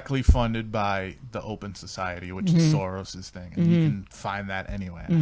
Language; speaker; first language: English; native; English